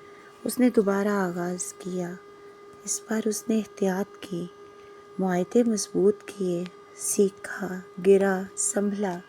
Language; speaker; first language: Urdu; native; Urdu